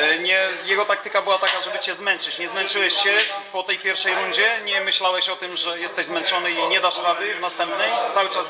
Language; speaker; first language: Polish; native; Polish